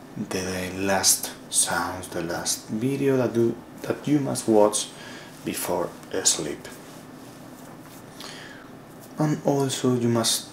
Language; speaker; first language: English; non-native, learner; Spanish